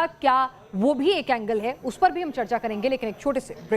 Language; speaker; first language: Hindi; native; Hindi